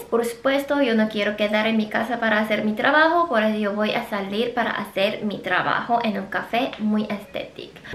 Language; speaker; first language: Spanish; non-native, fluent; Korean